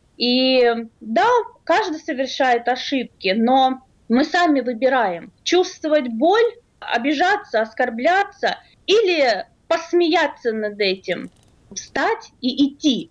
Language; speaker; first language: Russian; native; Russian